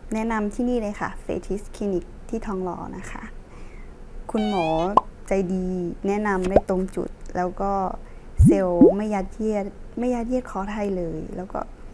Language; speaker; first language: Thai; non-native, fluent; Burmese